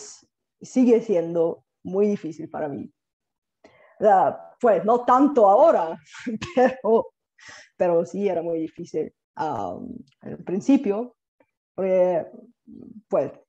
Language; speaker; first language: Spanish; non-native, fluent; Bulgarian